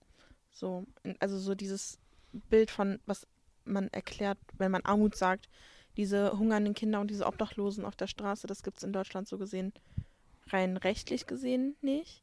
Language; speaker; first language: German; native; German